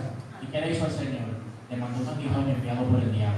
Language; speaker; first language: Spanish; native; Spanish